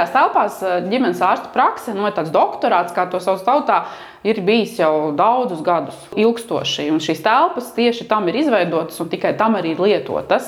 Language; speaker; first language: Latvian; native; Latvian